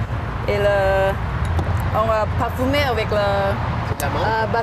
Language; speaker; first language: French; non-native, learner; Thai